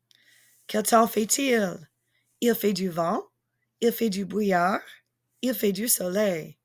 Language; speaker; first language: French; non-native, fluent; English